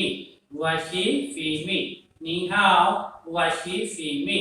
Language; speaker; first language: Chinese; non-native, learner; Urdu